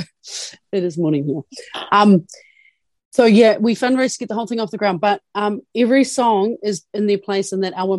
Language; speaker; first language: English; native; English